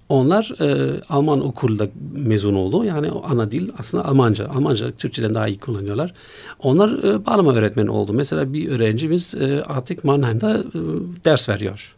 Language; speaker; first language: Turkish; non-native, fluent; German